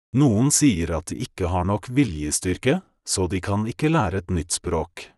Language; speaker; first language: Norwegian; non-native, fluent; Polish